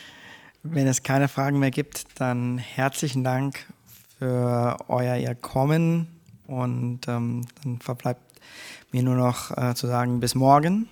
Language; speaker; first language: German; native; German